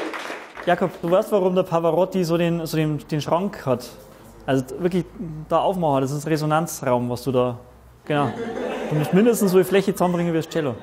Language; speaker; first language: German; native; German